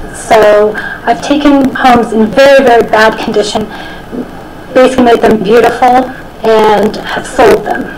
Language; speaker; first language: English; native; English